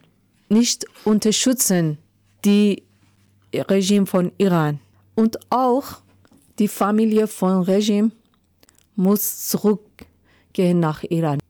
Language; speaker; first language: German; non-native, learner; Persian